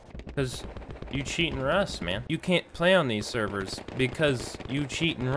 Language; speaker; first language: English; native; English